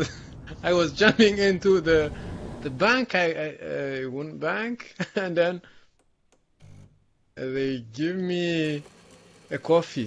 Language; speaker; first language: English; non-native, learner; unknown